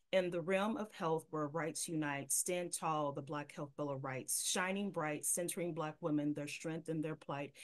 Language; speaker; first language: English; native; English